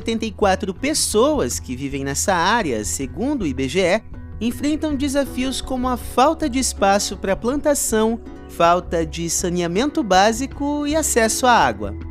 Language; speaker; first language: Portuguese; native; Portuguese